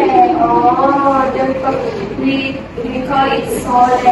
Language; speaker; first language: English; non-native, local second language; Malay